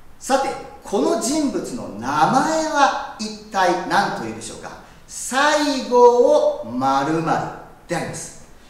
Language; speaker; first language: Japanese; native; Japanese